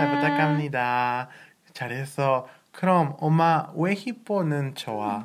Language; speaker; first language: Korean; non-native, learner; Spanish